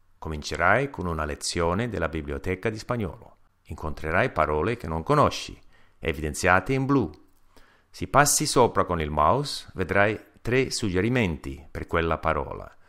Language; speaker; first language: Italian; non-native, fluent; English